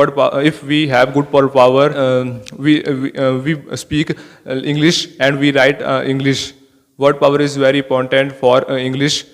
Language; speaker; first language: English; non-native, learner; Hindi